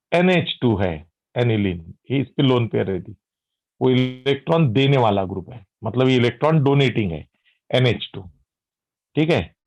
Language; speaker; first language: Hindi; non-native, local second language; Marathi